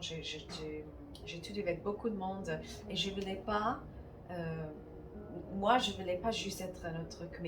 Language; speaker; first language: French; non-native, fluent; English